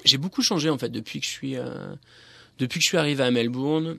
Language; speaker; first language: French; native; French